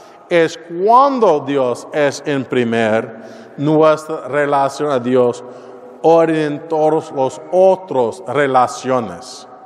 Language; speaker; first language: Spanish; non-native, learner; English